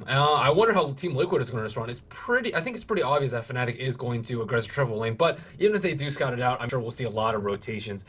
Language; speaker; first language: English; native; English